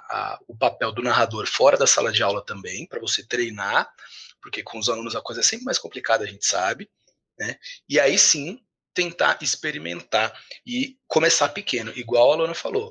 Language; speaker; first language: Portuguese; native; Portuguese